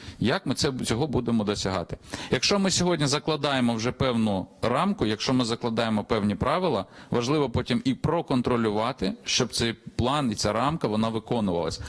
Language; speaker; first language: Ukrainian; native; Ukrainian